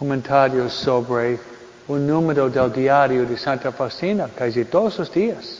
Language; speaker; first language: Spanish; non-native, fluent; English